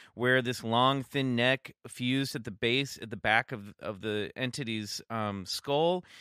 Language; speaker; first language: English; native; English